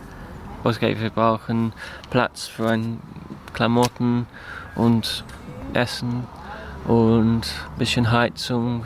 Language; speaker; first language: German; non-native, fluent; English